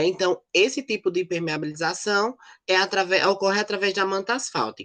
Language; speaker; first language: Portuguese; native; Portuguese